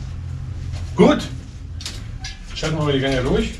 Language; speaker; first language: German; native; German